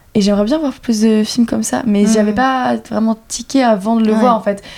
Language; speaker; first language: French; native; French